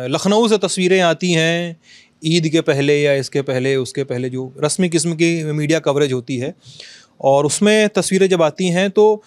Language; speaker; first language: Hindi; native; Hindi